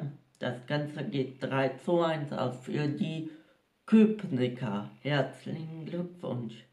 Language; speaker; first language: German; native; German